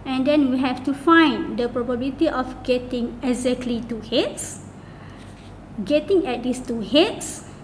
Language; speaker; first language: English; non-native, local second language; Malay